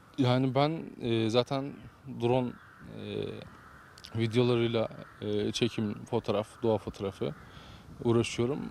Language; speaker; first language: Turkish; native; Turkish